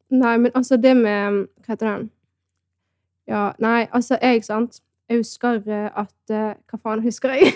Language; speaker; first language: Norwegian; early bilingual, other home language; Amharic